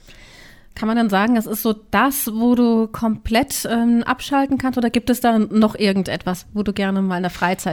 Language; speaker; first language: German; native; German